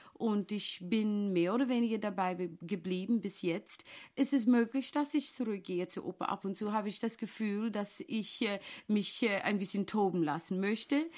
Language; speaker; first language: German; non-native, fluent; English